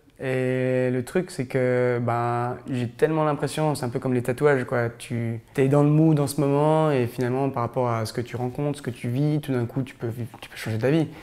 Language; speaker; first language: French; native; French